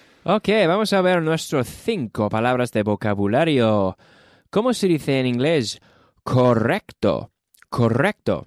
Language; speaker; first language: Spanish; non-native, fluent; English